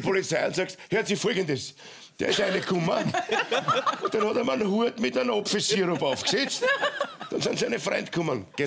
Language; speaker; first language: German; native; German